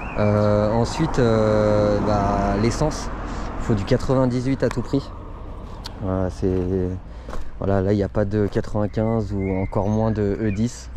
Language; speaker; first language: French; native; French